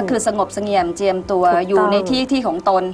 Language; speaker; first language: Thai; native; Thai